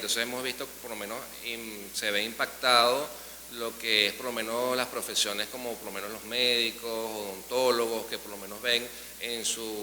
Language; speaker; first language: Spanish; native; Spanish